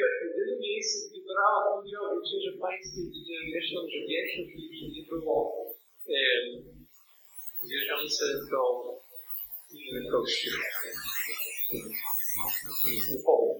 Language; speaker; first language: Polish; non-native, learner; English